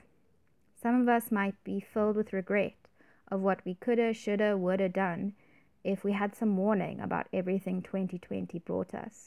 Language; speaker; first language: English; native; English